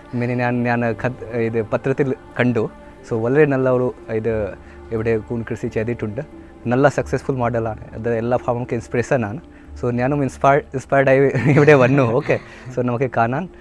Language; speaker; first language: Malayalam; non-native, learner; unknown